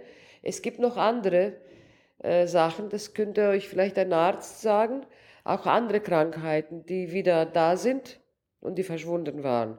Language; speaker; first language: German; non-native, local second language; Greek